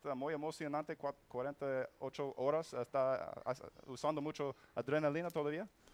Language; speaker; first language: Spanish; non-native, learner; English